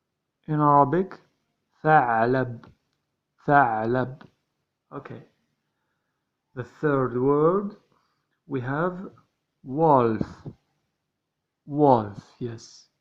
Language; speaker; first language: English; non-native, learner; Arabic